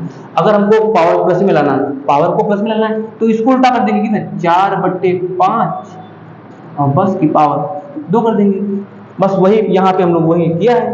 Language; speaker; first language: Hindi; native; Hindi